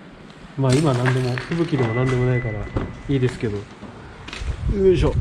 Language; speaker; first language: Japanese; native; Japanese